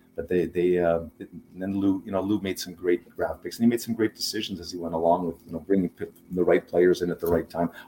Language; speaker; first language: English; non-native, fluent; German